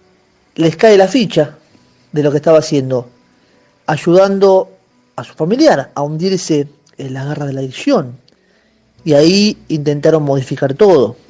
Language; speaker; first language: Spanish; native; Spanish